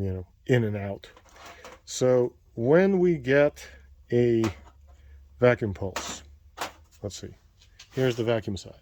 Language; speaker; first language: English; native; English